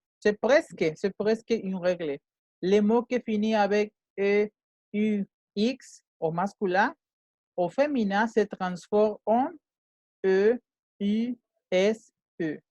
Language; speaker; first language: French; non-native, fluent; Spanish